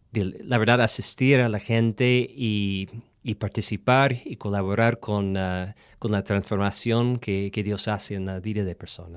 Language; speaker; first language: Spanish; non-native, fluent; English